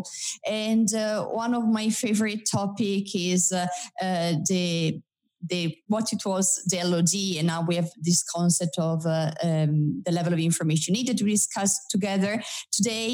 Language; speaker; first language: English; non-native, fluent; Italian